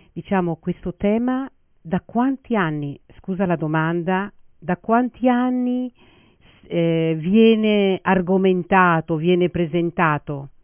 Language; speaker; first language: Italian; native; Italian